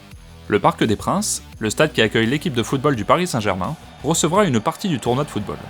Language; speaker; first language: French; native; French